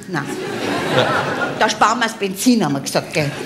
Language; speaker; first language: German; native; German